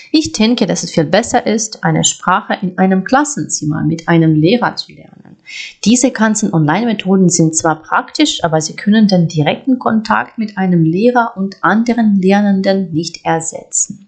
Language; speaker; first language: German; non-native, fluent; Ukrainian